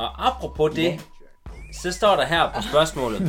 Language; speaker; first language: Danish; native; Danish